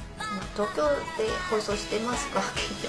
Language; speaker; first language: Japanese; non-native, learner; Chinese